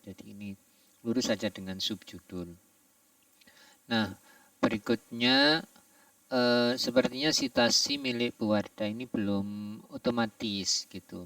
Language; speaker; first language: Indonesian; native; Indonesian